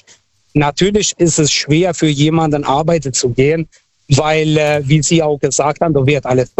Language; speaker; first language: German; non-native, fluent; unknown